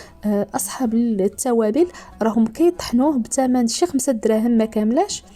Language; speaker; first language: Arabic; native; Arabic